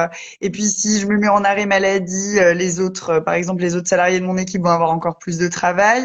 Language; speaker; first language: French; native; French